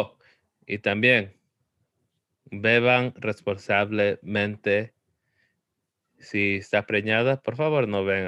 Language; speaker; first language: Spanish; early bilingual, heritage; Spanish